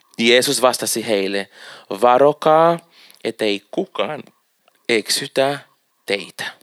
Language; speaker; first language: Finnish; non-native, fluent; Portuguese